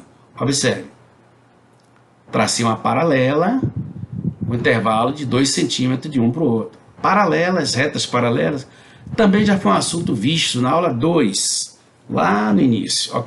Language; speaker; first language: Portuguese; native; Portuguese